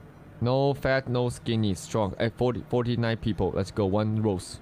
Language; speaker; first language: English; non-native, learner; Chinese